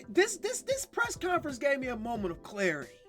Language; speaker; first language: English; native; English